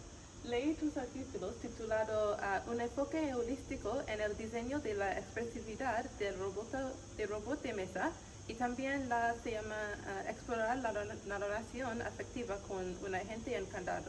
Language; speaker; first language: Spanish; non-native, learner; English